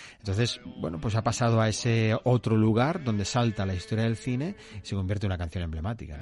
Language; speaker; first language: Spanish; native; Spanish